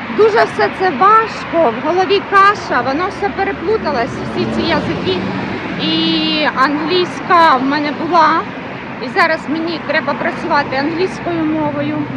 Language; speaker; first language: Ukrainian; non-native, local second language; Russian